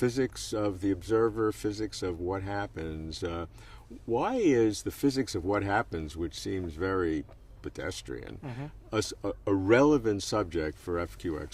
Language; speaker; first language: English; native; English